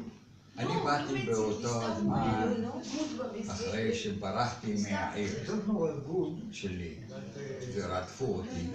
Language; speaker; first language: Hebrew; non-native, fluent; Arabic